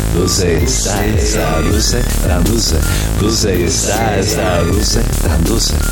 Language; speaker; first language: Spanish; non-native, fluent; English